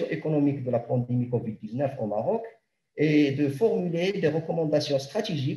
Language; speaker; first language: French; non-native, local second language; Arabic